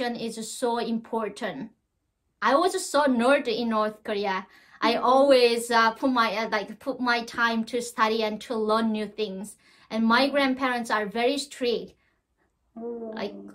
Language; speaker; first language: English; non-native, learner; Korean